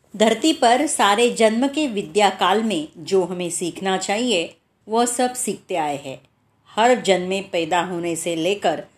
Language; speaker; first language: Hindi; non-native, local second language; Marathi